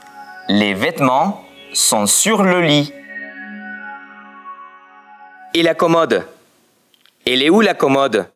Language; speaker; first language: French; non-native, fluent; Spanish